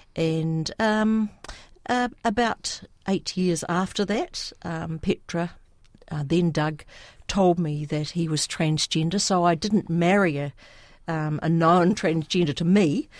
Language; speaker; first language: English; early bilingual, other home language; Sinhala